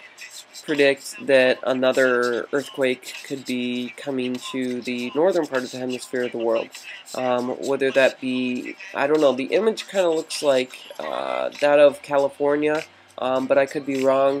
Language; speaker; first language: English; native; English